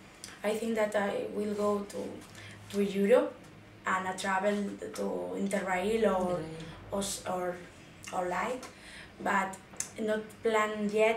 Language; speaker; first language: English; non-native, learner; Spanish